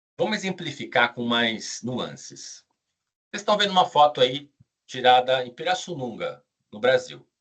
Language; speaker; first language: Portuguese; native; Portuguese